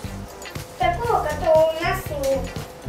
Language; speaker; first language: Russian; native; Russian